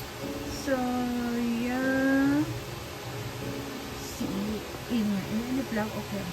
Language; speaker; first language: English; non-native, local second language; Filipino